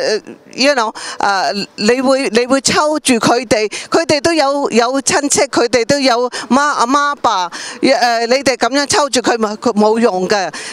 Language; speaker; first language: Cantonese; non-native, learner; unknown